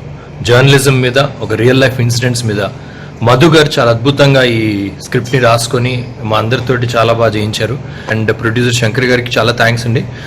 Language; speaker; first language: Telugu; native; Telugu